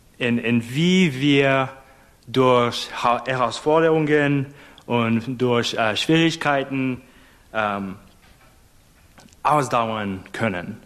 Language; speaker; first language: German; non-native, fluent; English